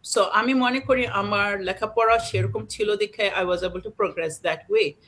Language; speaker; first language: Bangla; early bilingual, heritage; Bangla